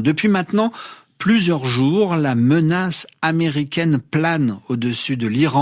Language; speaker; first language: French; native; French